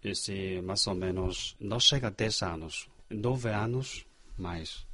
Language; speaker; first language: Portuguese; non-native, fluent; Chinese